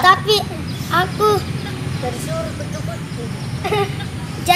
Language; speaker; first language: Indonesian; non-native, local second language; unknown